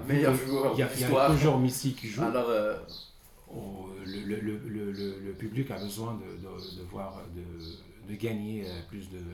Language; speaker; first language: French; non-native, local second language; Arabic